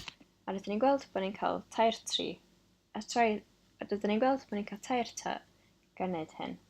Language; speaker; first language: Welsh; non-native, local second language; English